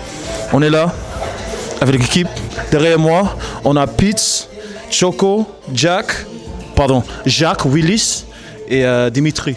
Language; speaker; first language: French; non-native, learner; English